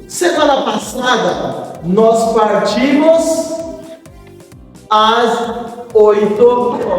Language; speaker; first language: Portuguese; non-native, fluent; Haitian Creole